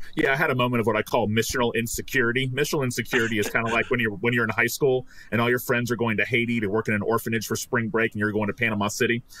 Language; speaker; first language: English; native; English